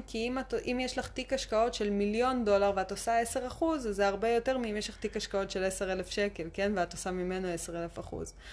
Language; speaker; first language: Hebrew; early bilingual, other home language; Russian